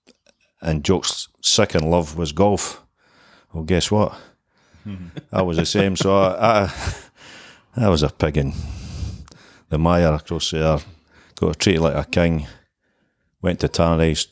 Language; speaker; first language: English; native; English